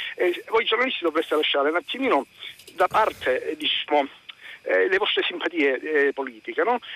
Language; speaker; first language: Italian; native; Italian